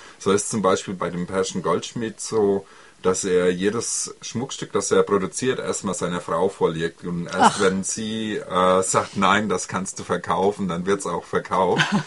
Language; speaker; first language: German; native; German